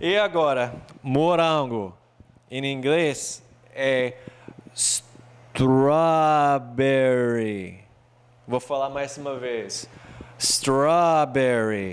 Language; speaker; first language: Portuguese; non-native, fluent; English